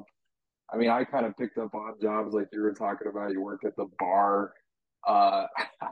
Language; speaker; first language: English; native; English